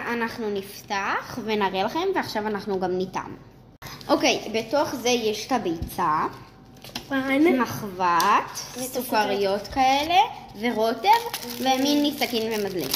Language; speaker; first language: Hebrew; native; Hebrew